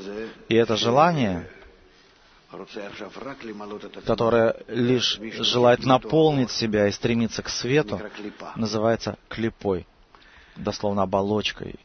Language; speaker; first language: Russian; native; Russian